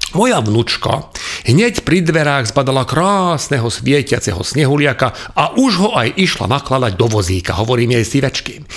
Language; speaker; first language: Slovak; non-native, local second language; Hungarian